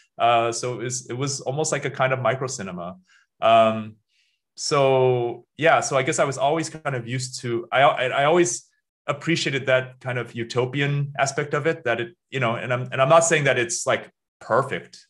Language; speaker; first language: English; native; English